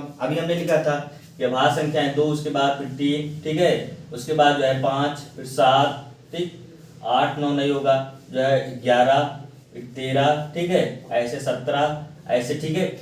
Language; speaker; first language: Hindi; native; Hindi